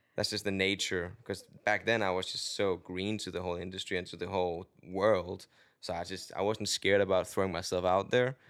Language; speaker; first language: English; non-native, fluent; Danish